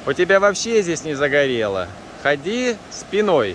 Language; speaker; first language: Russian; native; Russian